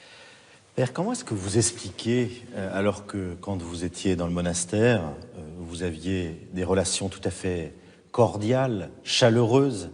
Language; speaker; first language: French; native; French